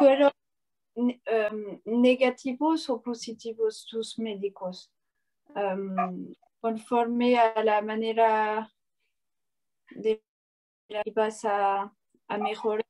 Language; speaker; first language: Spanish; non-native, learner; French